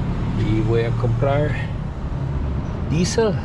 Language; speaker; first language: Spanish; non-native, fluent; English